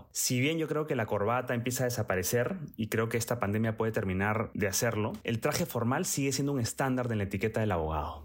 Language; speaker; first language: Spanish; native; Spanish